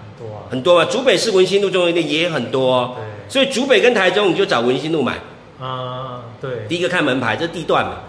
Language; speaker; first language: Chinese; native; Chinese